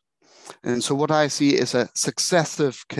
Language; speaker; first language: English; non-native, fluent; German